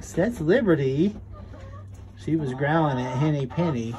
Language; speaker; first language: English; native; English